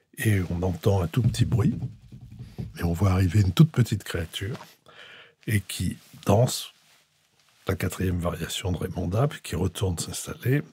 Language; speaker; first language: French; native; French